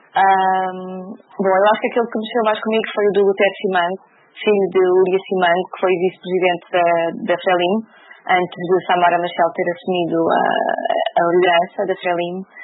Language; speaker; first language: Portuguese; native; Portuguese